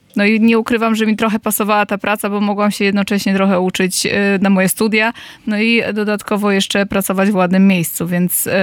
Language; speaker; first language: Polish; native; Polish